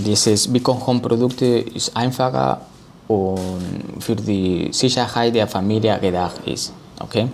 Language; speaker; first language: German; non-native, learner; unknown